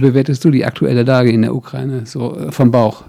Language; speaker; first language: German; native; German